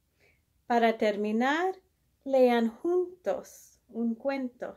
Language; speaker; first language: Spanish; early bilingual, heritage; Spanish